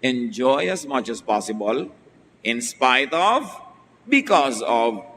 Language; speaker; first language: English; non-native, local second language; Filipino